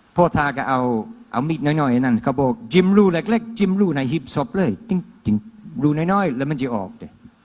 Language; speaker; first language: Thai; non-native, fluent; English